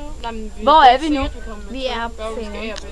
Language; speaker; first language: Danish; native; Danish